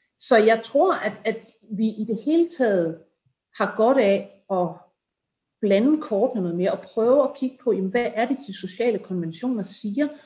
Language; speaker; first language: Danish; native; Danish